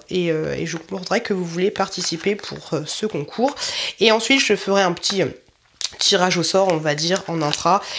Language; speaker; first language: French; native; French